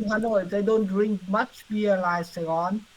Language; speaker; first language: English; non-native, learner; Vietnamese